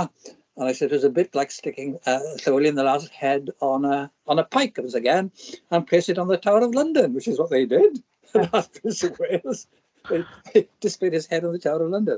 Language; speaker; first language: English; non-native, local second language; Welsh